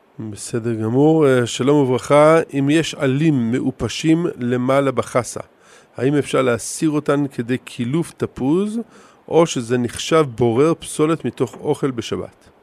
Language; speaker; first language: Hebrew; native; Hebrew